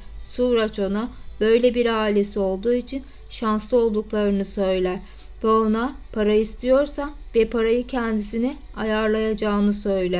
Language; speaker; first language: Turkish; native; Turkish